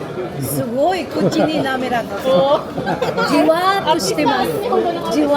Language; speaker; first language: Japanese; non-native, fluent; Filipino